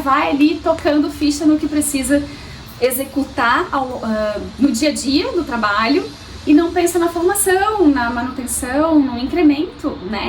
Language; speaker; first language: Portuguese; native; Portuguese